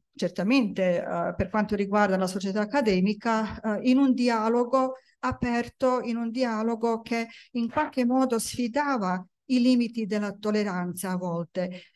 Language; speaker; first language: Italian; non-native, fluent; Bosnian